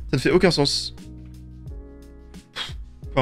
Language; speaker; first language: French; native; French